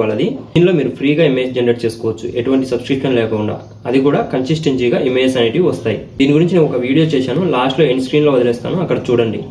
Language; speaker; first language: Telugu; native; Telugu